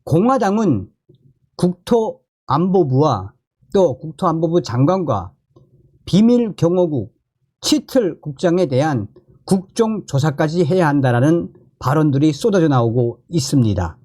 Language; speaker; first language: Korean; native; Korean